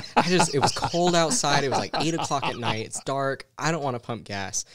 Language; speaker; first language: English; native; English